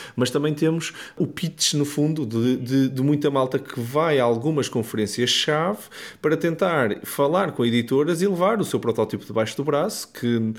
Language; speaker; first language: Portuguese; native; Portuguese